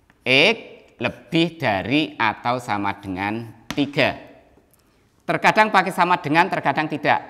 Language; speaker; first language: Indonesian; native; Indonesian